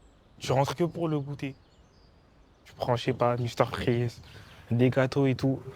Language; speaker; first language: French; native; French